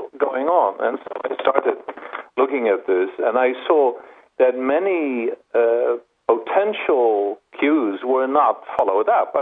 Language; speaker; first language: English; non-native, fluent; Dutch